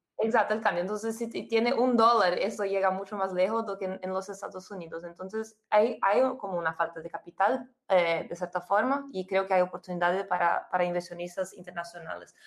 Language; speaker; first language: Spanish; non-native, fluent; Portuguese